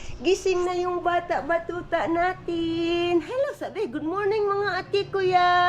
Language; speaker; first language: Filipino; non-native, local second language; Cebuano